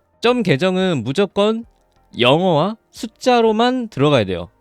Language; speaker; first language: Korean; native; Korean